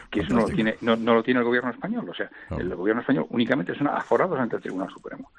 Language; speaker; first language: Spanish; non-native, local second language; Catalan